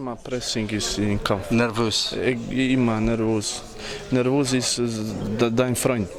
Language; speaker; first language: German; non-native, learner; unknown